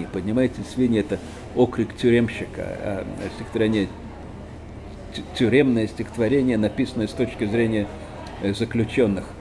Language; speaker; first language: Russian; native; Russian